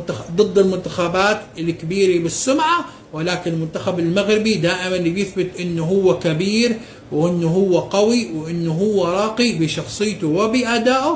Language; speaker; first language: Arabic; native; Arabic